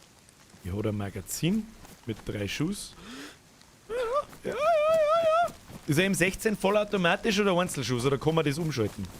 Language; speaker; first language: German; native; German